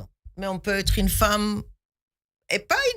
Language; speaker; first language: French; non-native, fluent; Hebrew